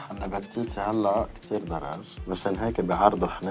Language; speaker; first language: Arabic; native; Arabic